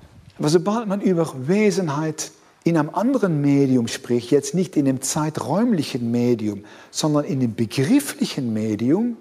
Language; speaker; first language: German; non-native, fluent; Dutch